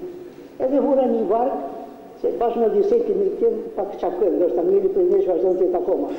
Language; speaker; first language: Albanian; native; Albanian